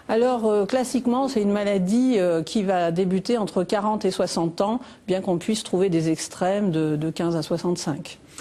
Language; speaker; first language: French; native; French